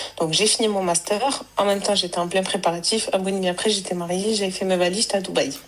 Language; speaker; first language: French; early bilingual, other home language; Arabic